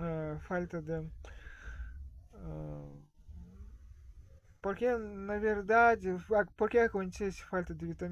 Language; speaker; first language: Portuguese; non-native, fluent; Russian